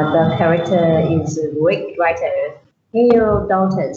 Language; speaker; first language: English; non-native, learner; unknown